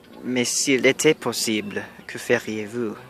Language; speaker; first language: French; non-native, learner; English